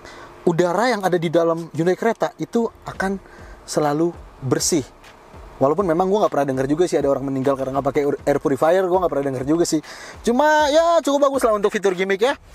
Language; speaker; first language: Indonesian; native; Indonesian